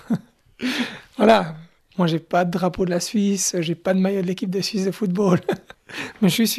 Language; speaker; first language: French; native; French